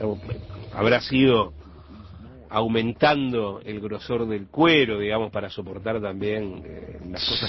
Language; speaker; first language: Spanish; native; Spanish